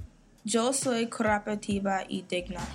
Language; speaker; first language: Spanish; non-native, learner; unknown